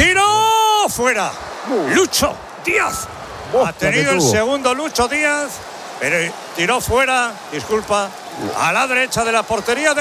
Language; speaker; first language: Spanish; native; Spanish